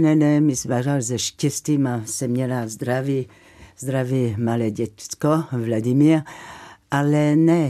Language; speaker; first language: Czech; non-native, fluent; French